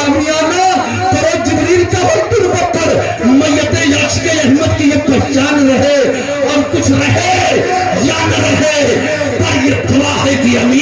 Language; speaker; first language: Hindi; native; Hindi